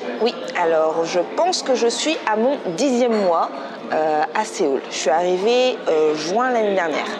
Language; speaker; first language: French; native; French